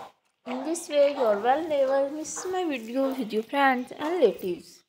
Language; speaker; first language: English; non-native, local second language; Urdu